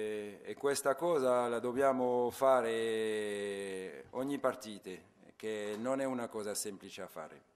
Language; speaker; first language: Italian; non-native, fluent; French